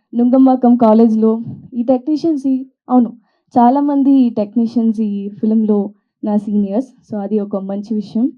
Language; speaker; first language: Telugu; non-native, learner; Tamil